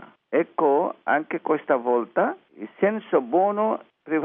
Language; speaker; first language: Italian; non-native, learner; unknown